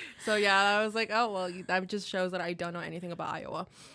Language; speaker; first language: English; early bilingual, other home language; Spanish